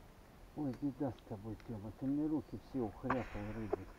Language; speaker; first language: Russian; native; Russian